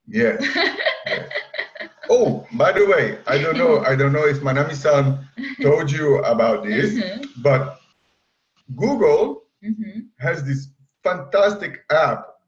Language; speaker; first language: English; non-native, fluent; Portuguese